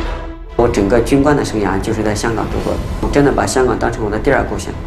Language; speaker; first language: Chinese; native; Chinese